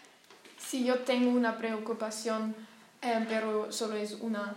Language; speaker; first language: Spanish; non-native, learner; German